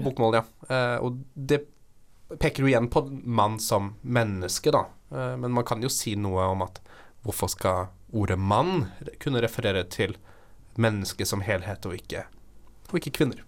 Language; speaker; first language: Norwegian; native; Norwegian